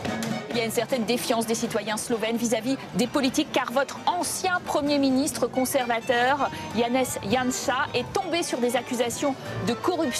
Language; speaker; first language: French; native; French